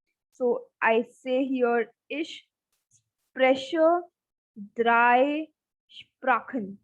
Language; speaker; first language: German; non-native, fluent; Hindi